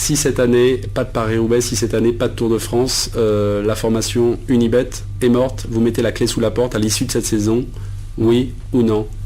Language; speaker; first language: French; native; French